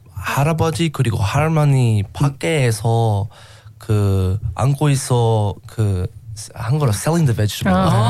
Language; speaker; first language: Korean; non-native, learner; English